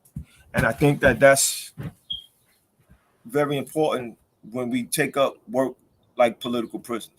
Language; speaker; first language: English; native; English